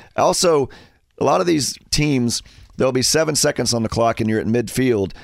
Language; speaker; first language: English; native; English